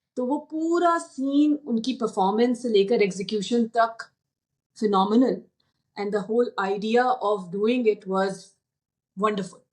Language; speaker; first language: Urdu; native; Urdu